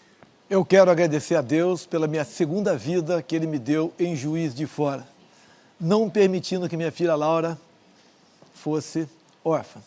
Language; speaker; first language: Portuguese; native; Portuguese